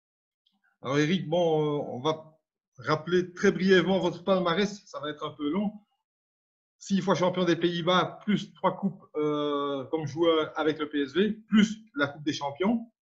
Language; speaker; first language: French; native; French